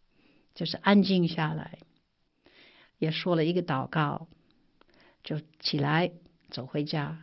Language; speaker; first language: Chinese; non-native, fluent; English